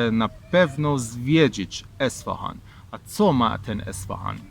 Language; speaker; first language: Polish; non-native, fluent; Persian